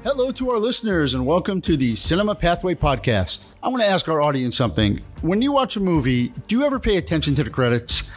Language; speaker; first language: English; native; English